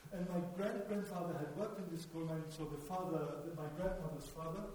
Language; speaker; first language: English; non-native, fluent; German